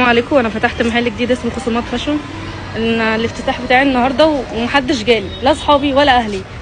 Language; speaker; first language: Arabic; native; Arabic